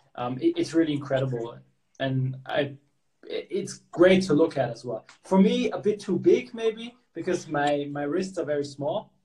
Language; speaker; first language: English; non-native, local second language; German